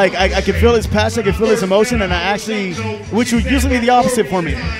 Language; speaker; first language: English; native; English